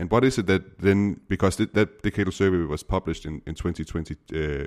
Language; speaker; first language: English; non-native, fluent; Danish